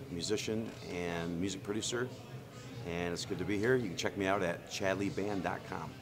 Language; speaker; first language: English; native; English